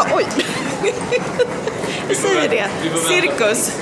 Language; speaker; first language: Swedish; native; Swedish